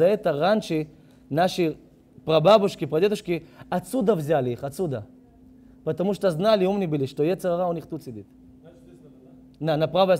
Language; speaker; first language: Russian; non-native, learner; Hebrew